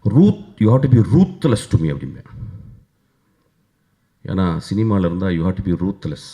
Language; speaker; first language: Tamil; native; Tamil